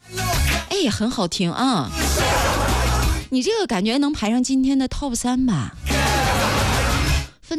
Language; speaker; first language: Chinese; native; Chinese